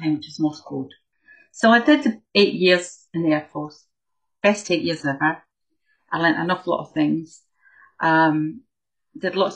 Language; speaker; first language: English; native; English